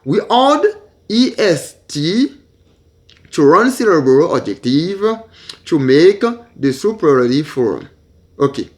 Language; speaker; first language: English; non-native, learner; Haitian Creole